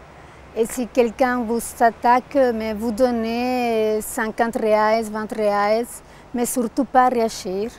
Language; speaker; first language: French; non-native, fluent; Portuguese